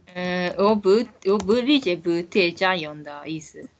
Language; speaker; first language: Chinese; non-native, learner; Japanese